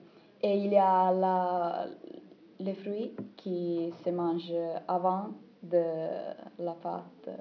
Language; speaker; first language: French; non-native, learner; Italian